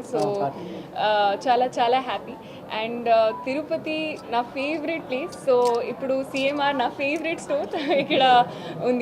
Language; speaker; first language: Telugu; non-native, learner; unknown